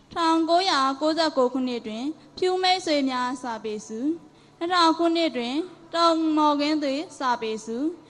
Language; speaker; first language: Burmese; native; Burmese